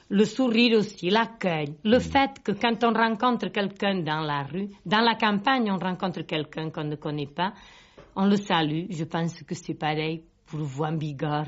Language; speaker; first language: French; non-native, local second language; Catalan